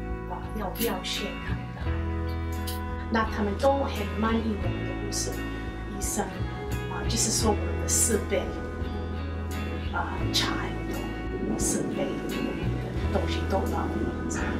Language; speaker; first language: Chinese; non-native, fluent; English